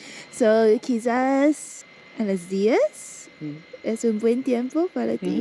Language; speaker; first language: Spanish; non-native, learner; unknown